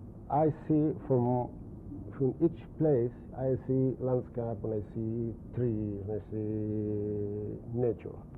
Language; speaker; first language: English; non-native, learner; Spanish